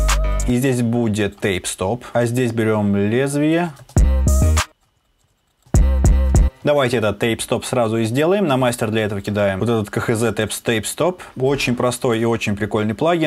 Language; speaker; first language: Russian; native; Russian